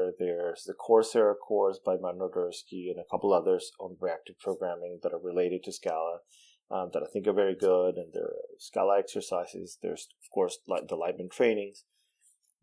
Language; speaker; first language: English; non-native, fluent; Spanish